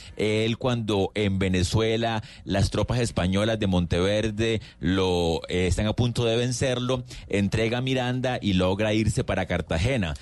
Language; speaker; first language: Spanish; native; Spanish